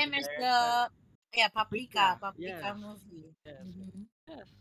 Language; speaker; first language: English; non-native, fluent; Indonesian